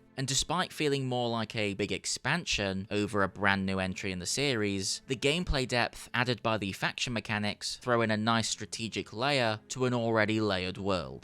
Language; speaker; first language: English; native; English